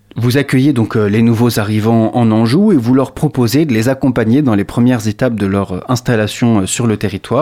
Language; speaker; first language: French; native; French